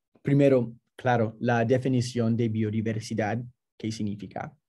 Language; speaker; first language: Spanish; non-native, fluent; English